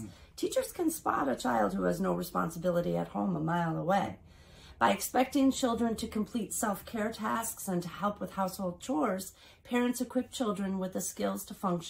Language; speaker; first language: English; native; English